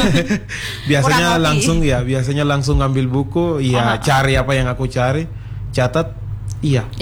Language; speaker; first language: Indonesian; non-native, fluent; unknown